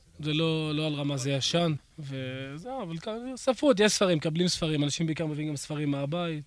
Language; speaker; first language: Hebrew; native; Hebrew